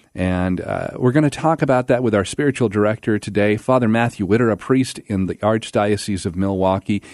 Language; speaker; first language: English; native; English